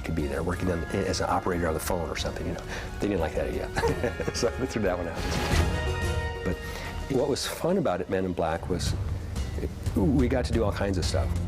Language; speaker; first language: English; native; English